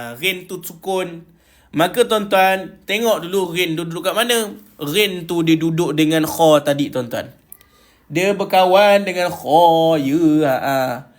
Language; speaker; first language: Malay; native; Malay